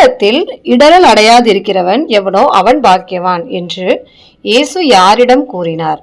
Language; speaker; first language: Tamil; native; Tamil